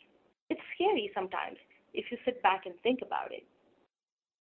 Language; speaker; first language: English; non-native, local second language; Hindi